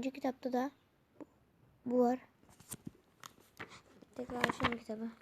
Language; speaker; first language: Turkish; native; Turkish